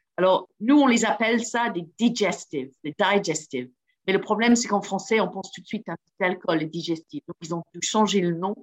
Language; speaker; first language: French; non-native, fluent; English